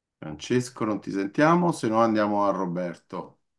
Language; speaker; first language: Italian; native; Italian